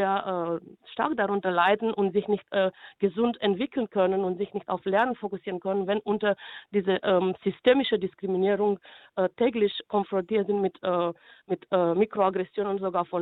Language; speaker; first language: German; non-native, fluent; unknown